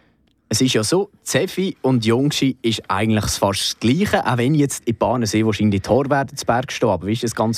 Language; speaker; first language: German; native; German